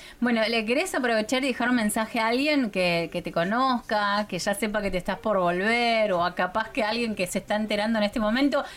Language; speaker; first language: Spanish; native; Spanish